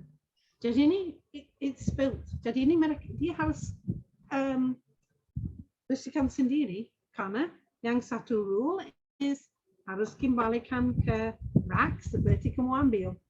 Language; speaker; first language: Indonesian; non-native, fluent; English